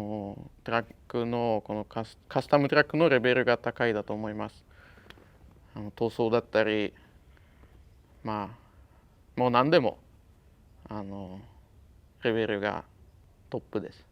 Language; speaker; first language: Japanese; non-native, fluent; Polish